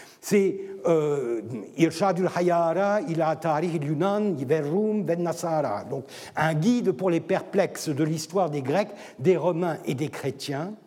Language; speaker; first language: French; non-native, fluent; Turkish